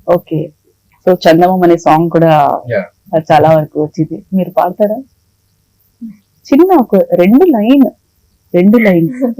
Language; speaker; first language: Telugu; native; Telugu